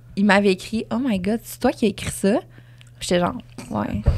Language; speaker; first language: French; native; French